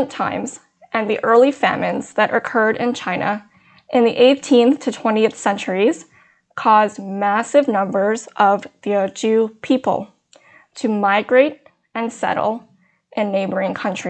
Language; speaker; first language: English; early bilingual, other home language; Min Nan Chinese